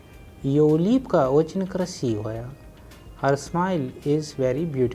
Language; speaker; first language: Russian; non-native, fluent; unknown